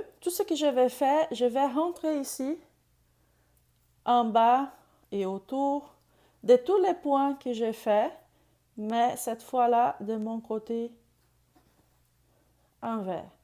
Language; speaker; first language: French; non-native, fluent; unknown